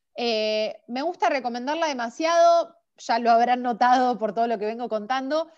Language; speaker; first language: Spanish; native; Spanish